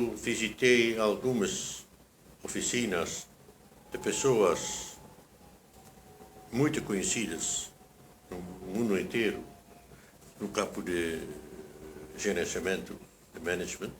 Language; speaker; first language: Portuguese; non-native, fluent; Dutch